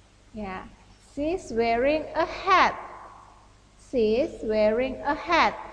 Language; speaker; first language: English; non-native, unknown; Indonesian